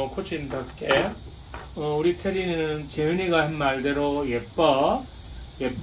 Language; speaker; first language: Korean; native; Korean